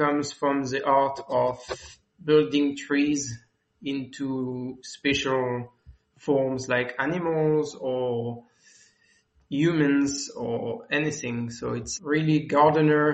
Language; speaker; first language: English; non-native, fluent; French